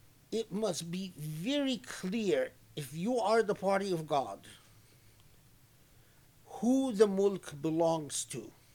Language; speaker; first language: English; non-native, fluent; Arabic